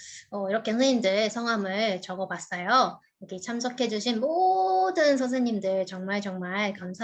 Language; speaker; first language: Korean; native; Korean